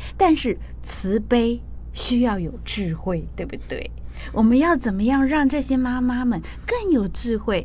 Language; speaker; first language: Chinese; native; Chinese